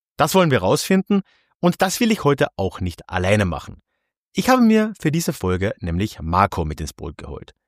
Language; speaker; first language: German; native; German